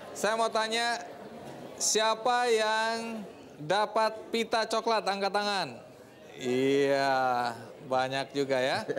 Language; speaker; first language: Indonesian; native; Indonesian